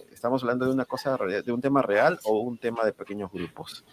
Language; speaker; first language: Spanish; native; Spanish